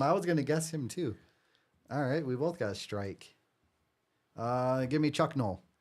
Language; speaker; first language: English; native; English